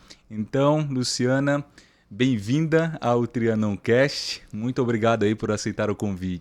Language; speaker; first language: Portuguese; native; Portuguese